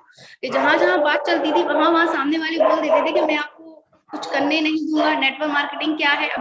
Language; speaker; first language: Hindi; native; Hindi